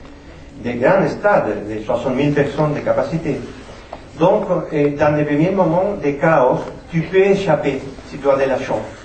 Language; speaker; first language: French; non-native, fluent; Spanish